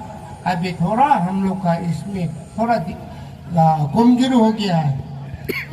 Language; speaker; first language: Hindi; non-native, local second language; Bodo